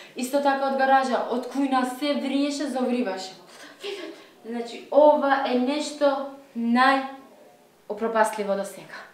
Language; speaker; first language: Macedonian; native; Macedonian